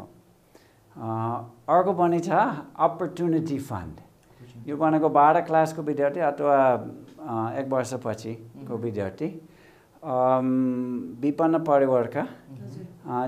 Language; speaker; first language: Nepali; non-native, fluent; English